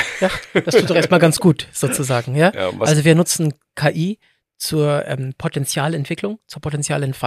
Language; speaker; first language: German; native; German